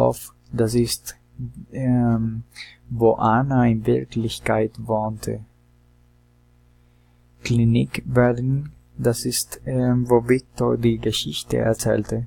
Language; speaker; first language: German; non-native, learner; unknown